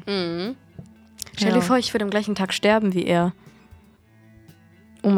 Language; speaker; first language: German; native; German